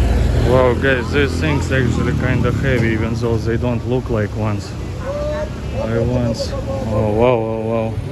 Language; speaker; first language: English; non-native, fluent; Russian